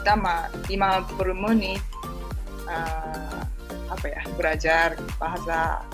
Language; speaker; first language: Indonesian; non-native, learner; Japanese